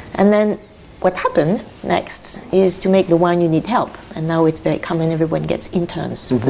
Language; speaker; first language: English; non-native, fluent; French